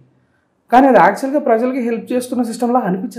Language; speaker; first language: Telugu; native; Telugu